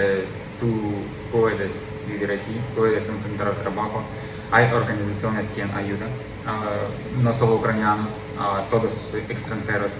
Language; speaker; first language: Spanish; non-native, learner; Ukrainian